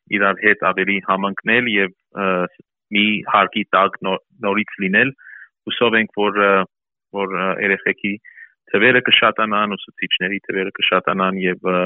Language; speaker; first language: Armenian; early bilingual, heritage; Armenian